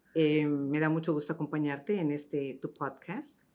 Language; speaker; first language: Spanish; native; Spanish